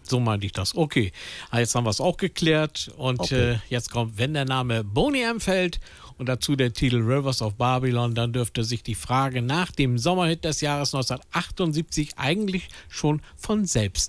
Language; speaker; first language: German; native; German